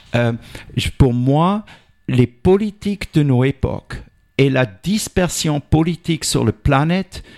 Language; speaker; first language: French; native; French